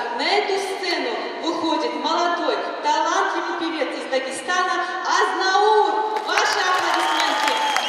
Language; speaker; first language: Russian; non-native, local second language; Chechen